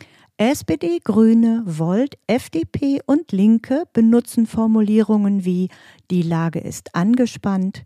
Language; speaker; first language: German; native; German